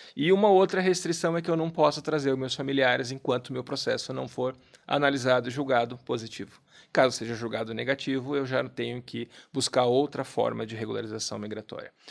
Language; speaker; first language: Portuguese; native; Portuguese